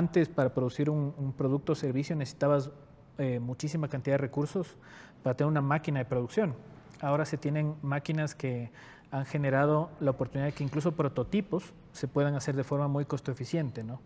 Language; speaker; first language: Spanish; native; Spanish